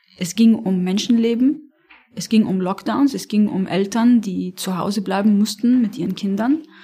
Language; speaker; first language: German; non-native, fluent; Arabic